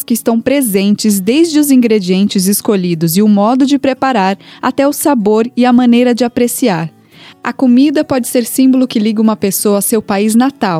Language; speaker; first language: Portuguese; native; Portuguese